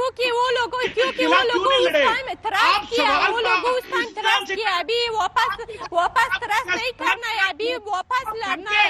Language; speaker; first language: Hindi; non-native, fluent; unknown